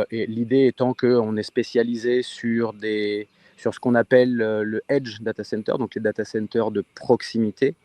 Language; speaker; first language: French; native; French